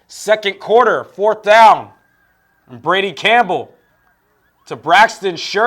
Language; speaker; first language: English; native; English